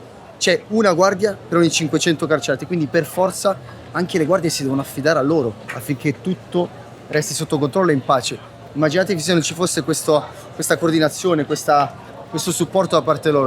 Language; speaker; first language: Italian; native; Italian